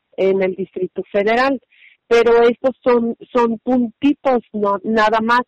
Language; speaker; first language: Spanish; non-native, fluent; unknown